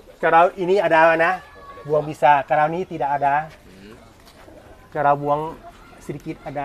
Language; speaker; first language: Indonesian; non-native, learner; Thai